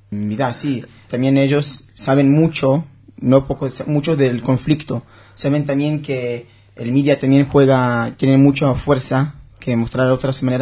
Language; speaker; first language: Spanish; non-native, learner; Hebrew